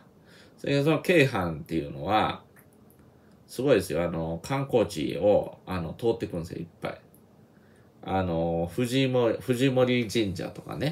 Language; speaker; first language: Japanese; native; Japanese